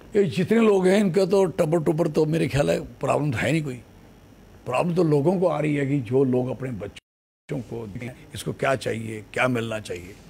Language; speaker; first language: Hindi; native; Hindi